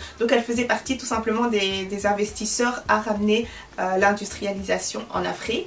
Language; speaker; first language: French; early bilingual, other home language; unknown